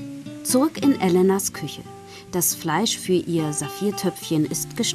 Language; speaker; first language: German; native; German